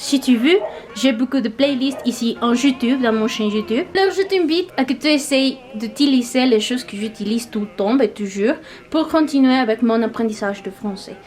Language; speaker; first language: French; non-native, learner; Spanish